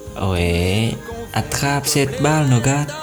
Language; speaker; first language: French; non-native, learner; Indonesian